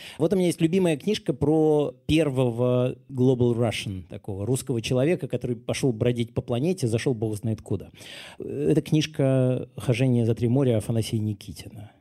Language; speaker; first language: Russian; native; Russian